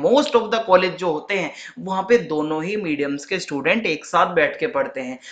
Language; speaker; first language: Hindi; native; Hindi